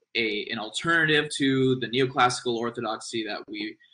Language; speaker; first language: English; native; English